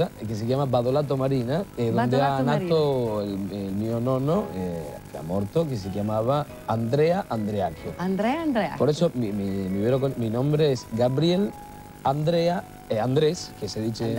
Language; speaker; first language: Italian; non-native, learner; Spanish